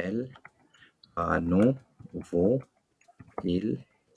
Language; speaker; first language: French; non-native, fluent; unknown